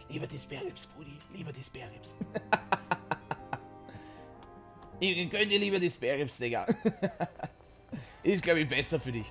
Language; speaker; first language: German; native; German